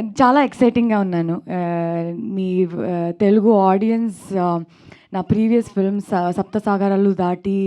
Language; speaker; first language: Telugu; non-native, learner; Kannada